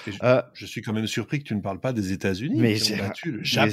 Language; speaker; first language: French; native; French